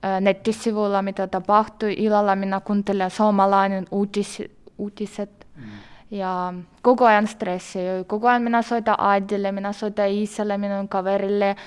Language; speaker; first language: Finnish; non-native, learner; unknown